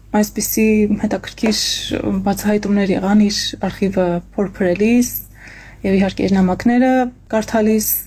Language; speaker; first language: Armenian; native; Armenian